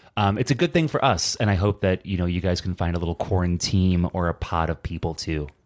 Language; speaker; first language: English; native; English